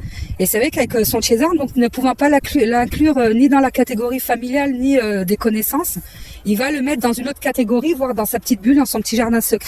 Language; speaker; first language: French; native; French